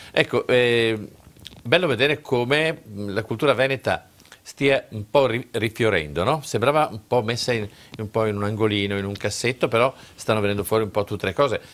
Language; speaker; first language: Italian; native; Italian